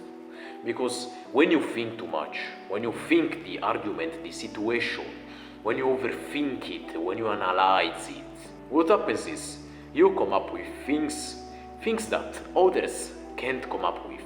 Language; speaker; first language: English; non-native, fluent; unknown